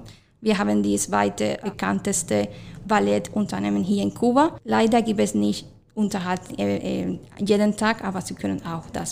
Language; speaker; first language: German; non-native, fluent; Spanish